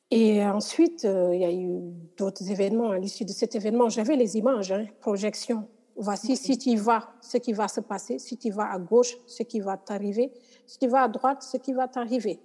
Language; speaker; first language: French; non-native, local second language; Wolof